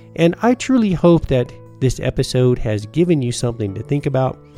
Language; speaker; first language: English; native; English